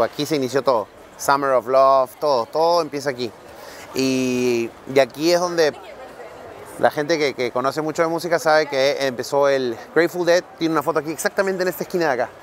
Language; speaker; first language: Spanish; native; Spanish